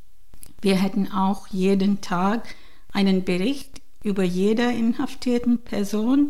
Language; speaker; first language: German; non-native, learner; Divehi